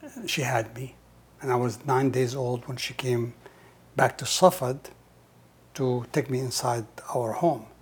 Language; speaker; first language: English; non-native, fluent; Hebrew